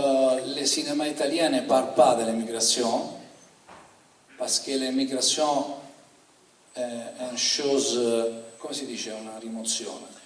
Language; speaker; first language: French; non-native, learner; Italian